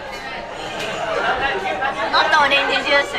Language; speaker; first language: English; non-native, learner; Japanese